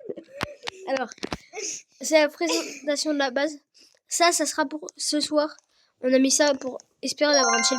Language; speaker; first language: French; native; French